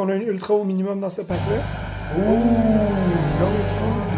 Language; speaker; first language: French; native; French